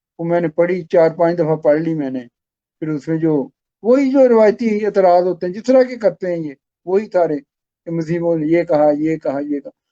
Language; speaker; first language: Urdu; non-native, local second language; Pashto